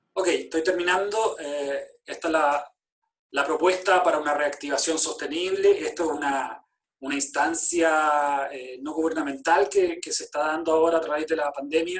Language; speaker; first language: Spanish; native; Spanish